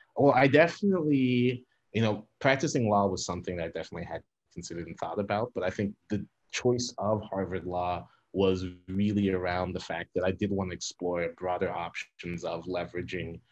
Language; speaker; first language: English; native; English